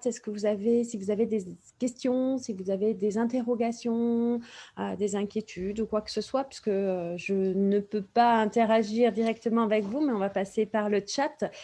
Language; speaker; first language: French; native; French